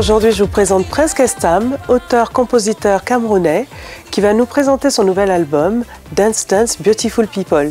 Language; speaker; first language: French; native; French